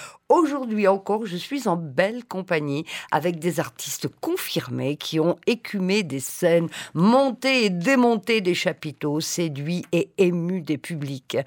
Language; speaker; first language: French; native; French